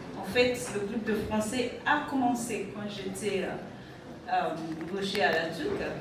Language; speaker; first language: French; non-native, fluent; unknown